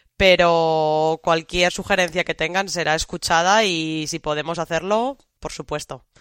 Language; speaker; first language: Spanish; native; Spanish